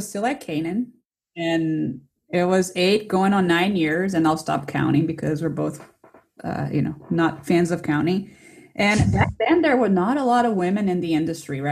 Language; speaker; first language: English; non-native, fluent; Portuguese